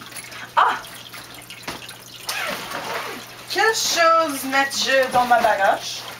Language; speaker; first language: French; non-native, learner; English